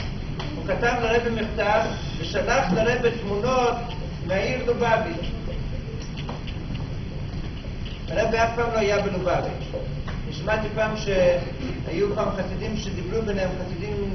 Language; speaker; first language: Hebrew; non-native, fluent; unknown